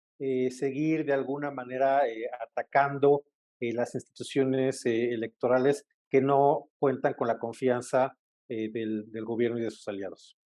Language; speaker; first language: Spanish; native; Spanish